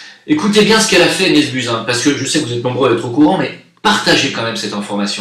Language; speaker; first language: French; native; French